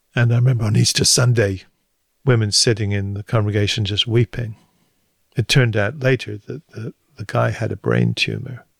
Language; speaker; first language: English; native; English